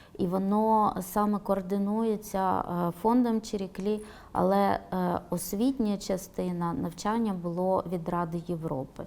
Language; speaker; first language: Ukrainian; non-native, local second language; Romany